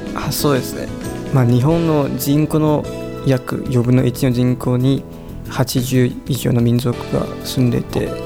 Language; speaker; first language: Japanese; non-native, fluent; Chinese